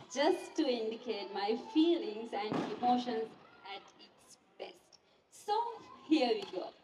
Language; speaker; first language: English; non-native, local second language; Sinhala